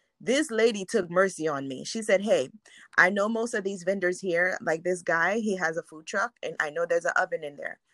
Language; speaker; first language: English; early bilingual, other home language; Haitian Creole